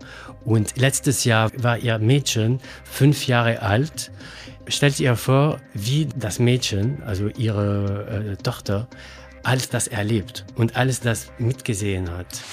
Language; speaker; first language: German; non-native, learner; Arabic